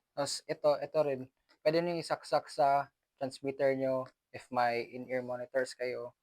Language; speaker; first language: Filipino; non-native, local second language; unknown